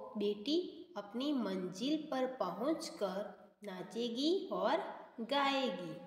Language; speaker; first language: Hindi; non-native, local second language; Gujarati